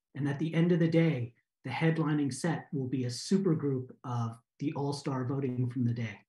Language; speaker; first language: English; native; English